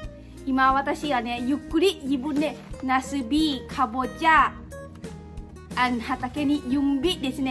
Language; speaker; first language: Japanese; non-native, local second language; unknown